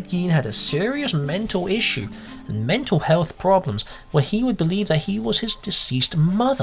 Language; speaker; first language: English; native; English